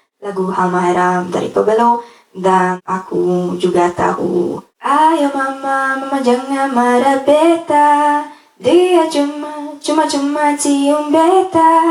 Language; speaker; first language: Indonesian; non-native, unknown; Hungarian